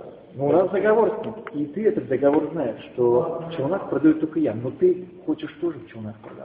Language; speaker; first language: Russian; native; Russian